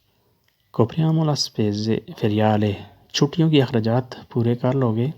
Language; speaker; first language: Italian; non-native, learner; Urdu